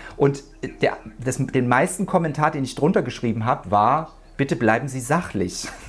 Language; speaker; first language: German; native; German